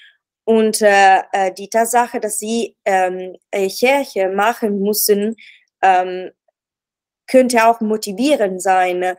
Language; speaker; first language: German; non-native, learner; Italian